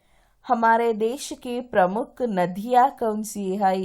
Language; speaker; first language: Hindi; non-native, local second language; Kannada